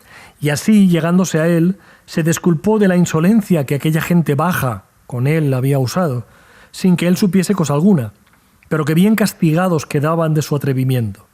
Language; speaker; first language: Spanish; native; Spanish